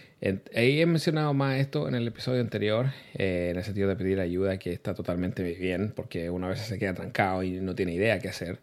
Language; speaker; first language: Spanish; early bilingual, heritage; Spanish